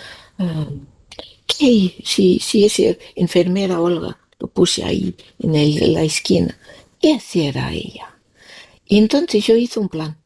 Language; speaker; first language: Spanish; non-native, learner; Danish